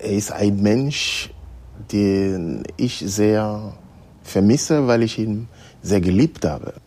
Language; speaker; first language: German; non-native, fluent; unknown